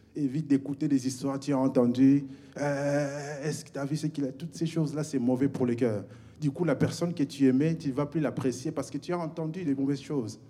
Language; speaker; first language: French; non-native, local second language; Lingala